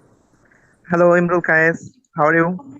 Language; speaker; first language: English; non-native, learner; Bangla